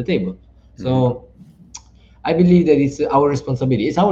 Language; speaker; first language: English; non-native, fluent; Italian